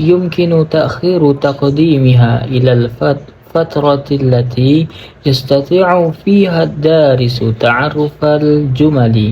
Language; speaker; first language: Arabic; non-native, learner; Indonesian